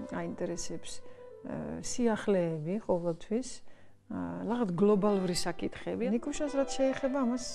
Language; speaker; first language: Georgian; non-native, fluent; Dutch